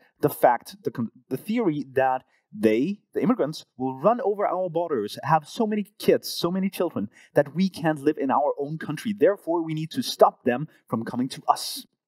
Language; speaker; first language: English; non-native, fluent; Danish